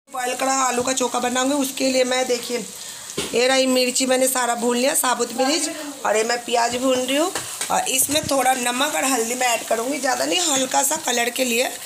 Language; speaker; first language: Hindi; native; Hindi